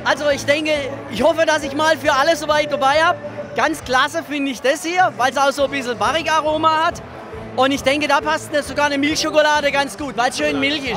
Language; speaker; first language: German; native; German